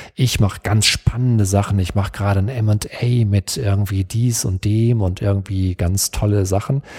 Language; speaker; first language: German; native; German